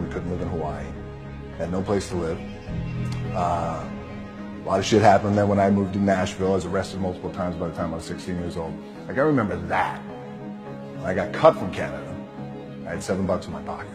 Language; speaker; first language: English; native; English